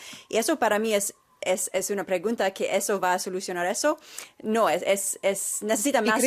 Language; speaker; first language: Spanish; non-native, fluent; English